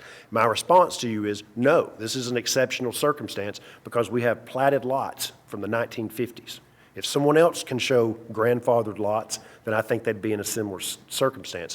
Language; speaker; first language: English; native; English